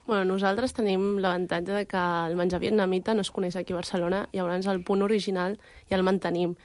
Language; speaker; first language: Catalan; early bilingual, other home language; Vietnamese